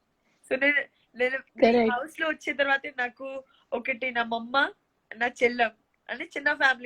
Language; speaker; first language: Telugu; non-native, learner; Gujarati